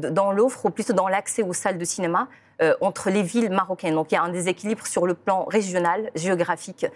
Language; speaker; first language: French; non-native, local second language; Arabic